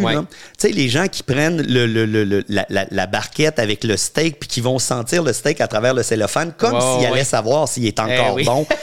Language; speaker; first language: French; native; French